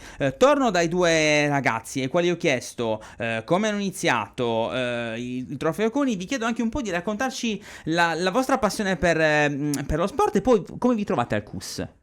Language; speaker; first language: Italian; native; Italian